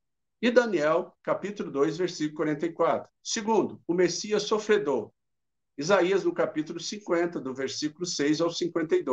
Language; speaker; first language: Portuguese; native; Portuguese